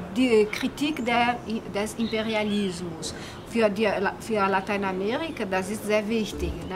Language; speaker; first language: German; non-native, fluent; Portuguese